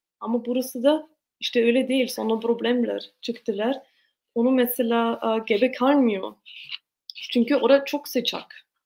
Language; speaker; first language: Turkish; non-native, fluent; German